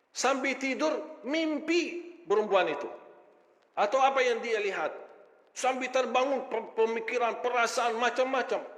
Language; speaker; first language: Malay; non-native, fluent; Arabic